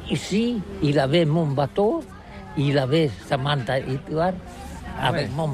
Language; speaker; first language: French; non-native, learner; Catalan